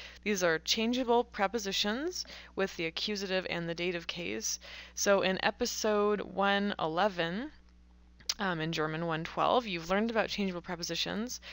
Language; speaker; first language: English; native; English